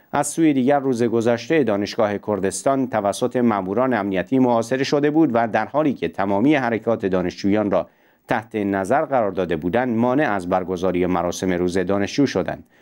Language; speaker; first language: Persian; non-native, local second language; Central Kurdish